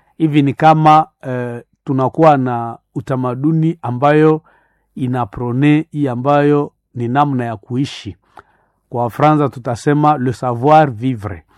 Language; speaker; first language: Swahili; non-native, local second language; Nande